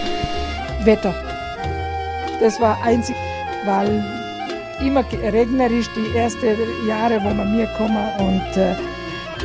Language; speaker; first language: German; non-native, learner; Macedonian